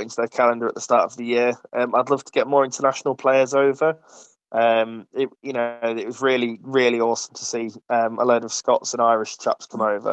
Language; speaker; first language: English; native; English